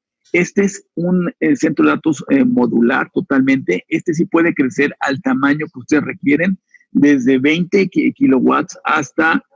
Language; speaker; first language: Spanish; native; Spanish